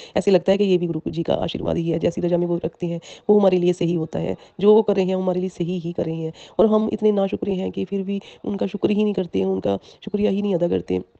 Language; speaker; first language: Hindi; non-native, local second language; Punjabi